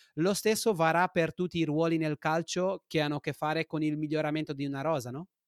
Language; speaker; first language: Italian; non-native, fluent; Portuguese